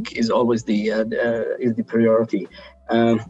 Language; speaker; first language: English; non-native, fluent; Arabic